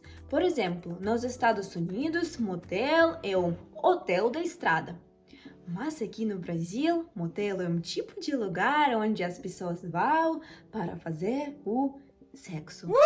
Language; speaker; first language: Portuguese; non-native, fluent; Russian